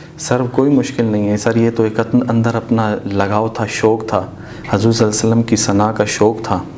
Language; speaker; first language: Urdu; native; Urdu